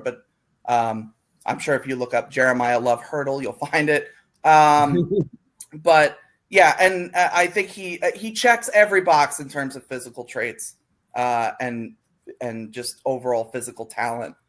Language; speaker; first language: English; native; English